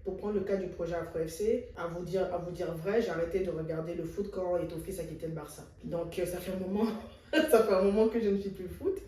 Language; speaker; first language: French; native; French